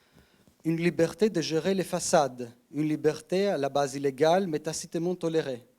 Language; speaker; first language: French; non-native, fluent; Greek